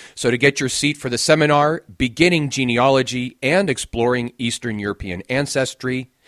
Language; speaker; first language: English; native; English